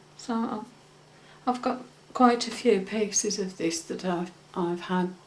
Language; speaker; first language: English; native; English